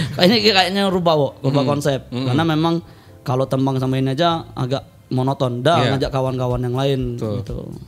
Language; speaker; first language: Indonesian; non-native, local second language; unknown